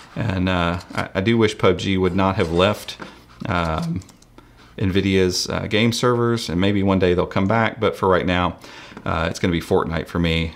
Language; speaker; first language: English; native; English